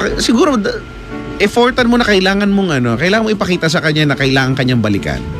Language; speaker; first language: Filipino; native; Filipino